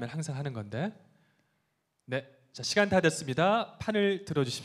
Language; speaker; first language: Korean; native; Korean